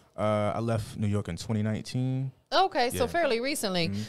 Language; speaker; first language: English; native; English